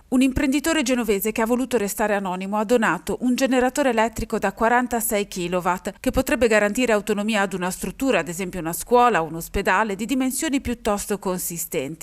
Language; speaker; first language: Italian; native; Italian